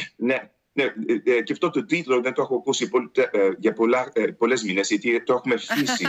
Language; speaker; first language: Greek; early bilingual, heritage; Greek